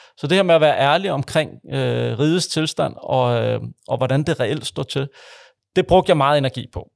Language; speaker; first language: Danish; native; Danish